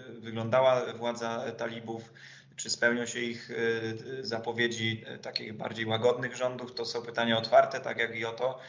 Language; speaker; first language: Polish; native; Polish